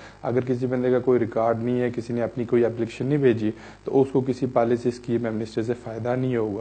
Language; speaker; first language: Urdu; native; Urdu